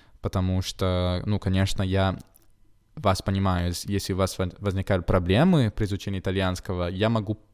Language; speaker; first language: Russian; non-native, fluent; Italian